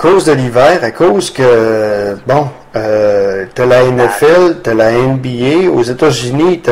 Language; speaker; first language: French; native; French